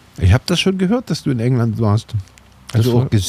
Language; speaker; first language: German; native; German